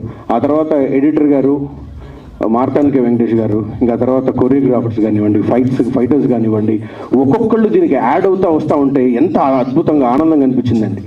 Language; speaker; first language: Telugu; native; Telugu